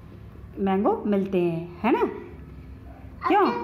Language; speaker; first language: Hindi; native; Hindi